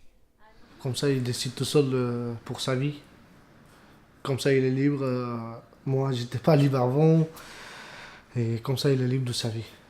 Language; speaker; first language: French; non-native, learner; Romanian